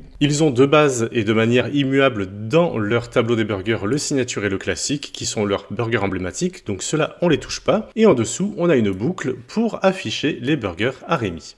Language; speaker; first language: French; native; French